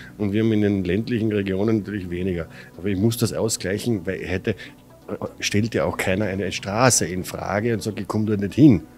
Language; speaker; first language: German; native; German